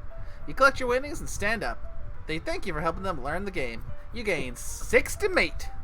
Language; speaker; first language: English; native; English